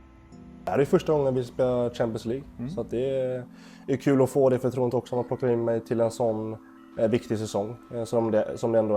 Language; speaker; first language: Swedish; native; Swedish